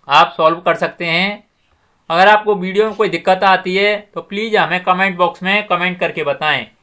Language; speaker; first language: Hindi; native; Hindi